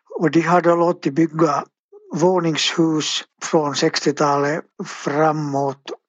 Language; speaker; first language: Swedish; native; Swedish